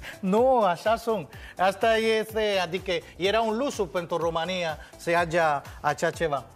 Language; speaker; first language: Romanian; non-native, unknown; Spanish